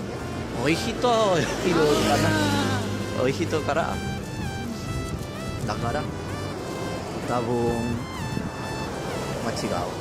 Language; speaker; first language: Japanese; non-native, learner; Spanish